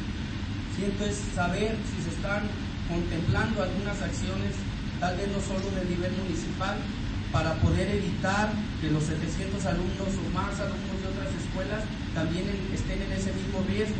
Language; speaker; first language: Spanish; native; Spanish